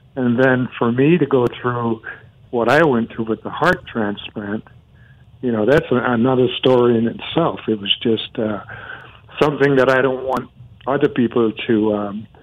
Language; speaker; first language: English; non-native, fluent; Spanish